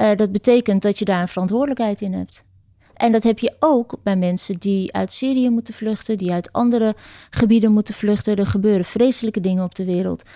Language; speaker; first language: Dutch; early bilingual, other home language; Turkish